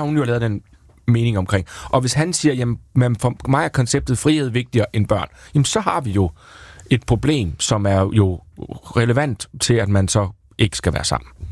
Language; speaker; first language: Danish; native; Danish